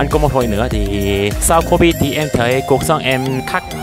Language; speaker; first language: Vietnamese; non-native, learner; Korean